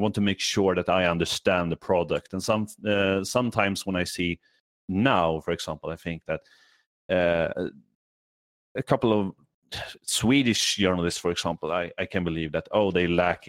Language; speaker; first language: English; non-native, fluent; Swedish